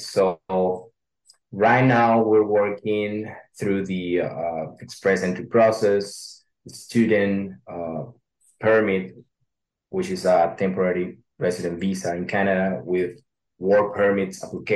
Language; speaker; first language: English; non-native, learner; Spanish